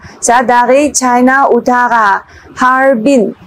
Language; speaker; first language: Indonesian; non-native, learner; Chinese